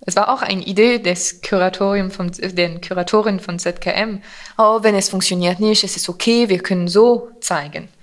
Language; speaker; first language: German; non-native, fluent; French